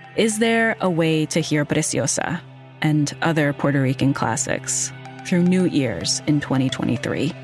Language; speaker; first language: English; early bilingual, other home language; Spanish